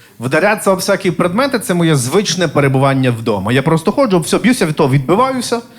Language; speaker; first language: Ukrainian; native; Ukrainian